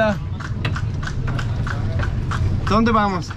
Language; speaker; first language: Spanish; non-native, fluent; Danish